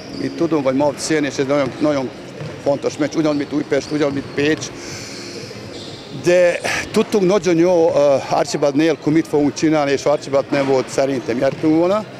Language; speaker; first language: Hungarian; non-native, learner; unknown